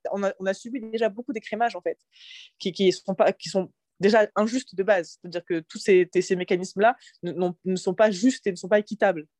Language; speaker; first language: French; early bilingual, other home language; Arabic